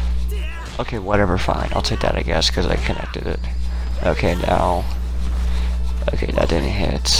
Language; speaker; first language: English; native; English